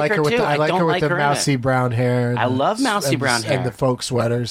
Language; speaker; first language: English; native; English